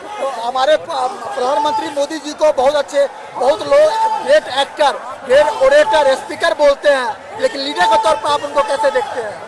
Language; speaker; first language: Hindi; native; Hindi